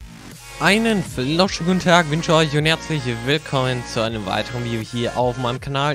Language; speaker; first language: German; native; German